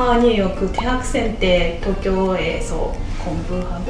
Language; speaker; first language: Korean; non-native, fluent; Japanese